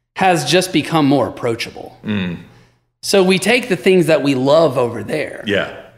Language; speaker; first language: English; native; English